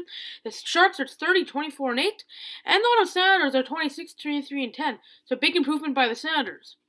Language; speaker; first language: English; native; English